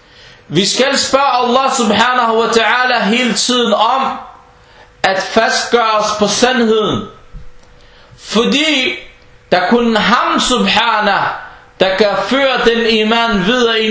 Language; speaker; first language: Danish; early bilingual, other home language; Arabic